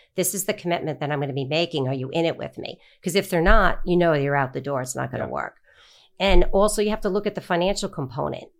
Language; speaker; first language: English; native; English